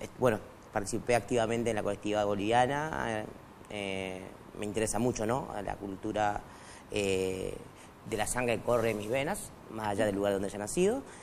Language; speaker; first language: Spanish; non-native, local second language; Quechua